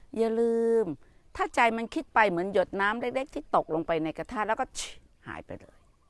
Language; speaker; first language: Thai; native; Thai